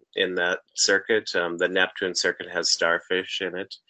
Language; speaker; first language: English; native; English